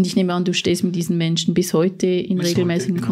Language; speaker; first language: German; native; German